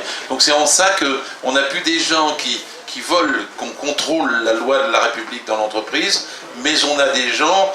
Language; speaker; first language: French; native; French